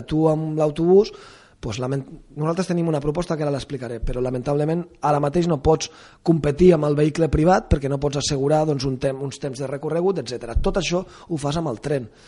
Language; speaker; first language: Catalan; non-native, local second language; Spanish